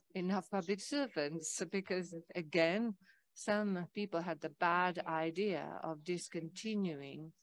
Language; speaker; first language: English; non-native, fluent; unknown